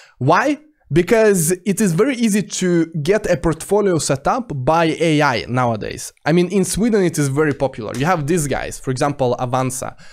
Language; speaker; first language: English; non-native, fluent; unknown